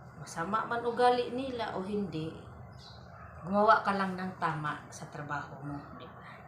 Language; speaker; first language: Filipino; non-native, local second language; Cebuano